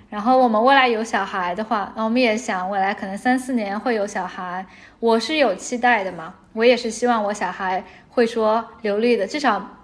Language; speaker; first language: Chinese; native; Chinese